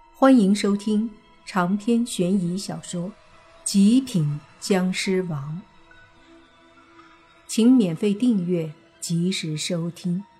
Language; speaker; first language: Chinese; native; Chinese